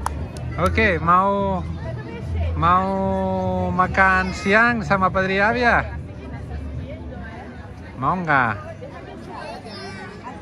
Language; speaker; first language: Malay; non-native, fluent; Catalan